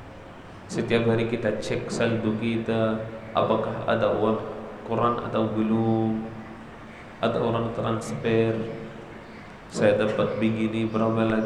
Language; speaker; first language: Indonesian; non-native, learner; Arabic